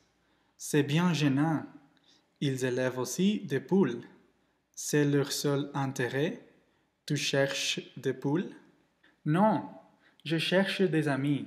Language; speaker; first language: French; non-native, learner; Spanish